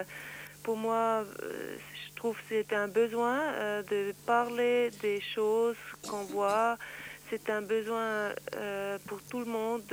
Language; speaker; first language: French; non-native, learner; Swiss German